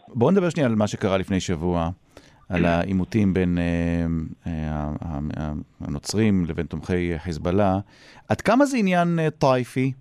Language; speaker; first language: Hebrew; native; Hebrew